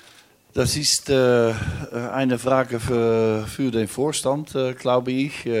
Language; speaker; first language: German; non-native, learner; Dutch